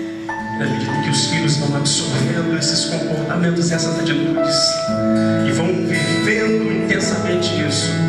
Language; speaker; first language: Portuguese; native; Portuguese